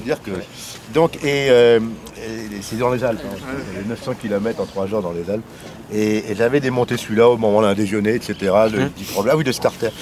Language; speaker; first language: French; native; French